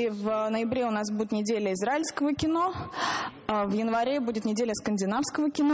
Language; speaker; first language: Russian; native; Russian